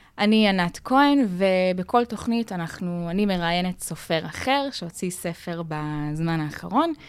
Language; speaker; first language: Hebrew; native; Hebrew